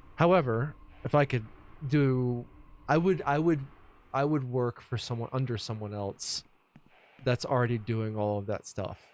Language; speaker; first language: English; native; English